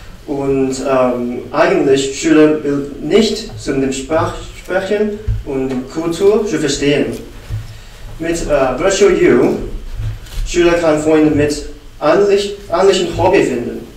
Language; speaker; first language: German; non-native, learner; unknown